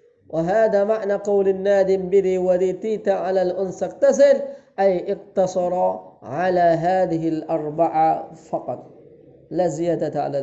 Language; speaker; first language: Arabic; non-native, fluent; Indonesian